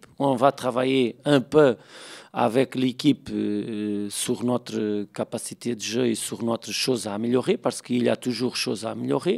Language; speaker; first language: French; non-native, fluent; Portuguese